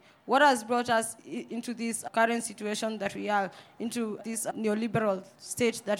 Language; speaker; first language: English; non-native, local second language; Swahili